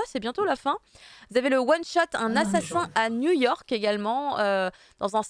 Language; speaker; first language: French; native; French